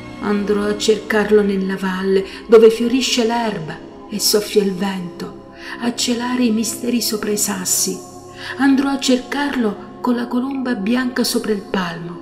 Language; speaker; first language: Italian; native; Italian